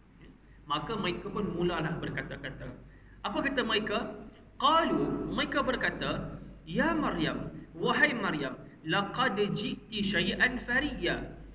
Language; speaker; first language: Malay; native; Malay